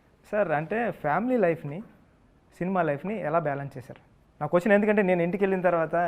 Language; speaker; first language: Telugu; native; Telugu